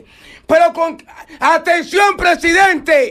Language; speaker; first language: Spanish; native; Spanish